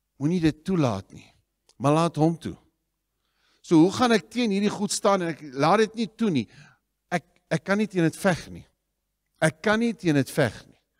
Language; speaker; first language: Afrikaans; native; Afrikaans